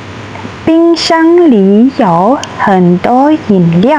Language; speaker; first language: Chinese; non-native, fluent; Shan